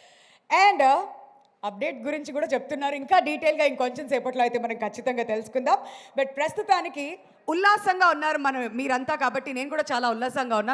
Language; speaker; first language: Telugu; native; Telugu